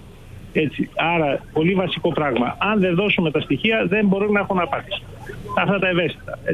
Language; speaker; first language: Greek; native; Greek